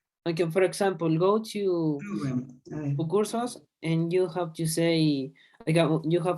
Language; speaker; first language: English; non-native, learner; Spanish